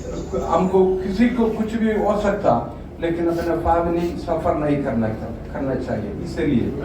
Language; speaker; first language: Hindi; non-native, local second language; Malayalam